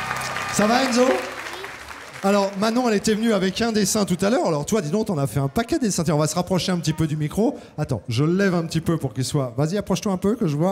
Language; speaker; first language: French; native; French